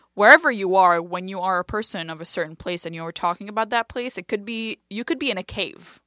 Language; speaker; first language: English; non-native, fluent; French